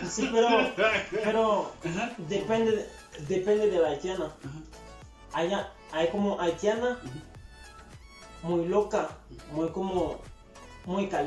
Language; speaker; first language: Spanish; non-native, fluent; Haitian Creole